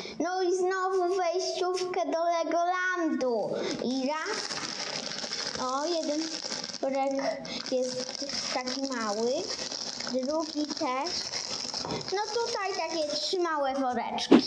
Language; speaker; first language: Polish; native; Polish